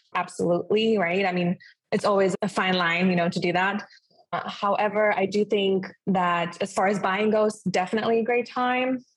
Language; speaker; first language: English; non-native, fluent; German